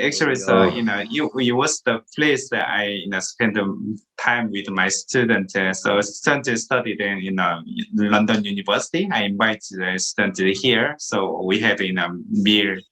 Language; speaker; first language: English; non-native, learner; Korean